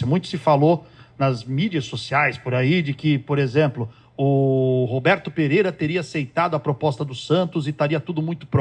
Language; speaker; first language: Portuguese; native; Portuguese